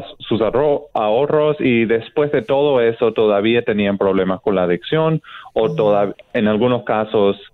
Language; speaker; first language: Spanish; non-native, fluent; English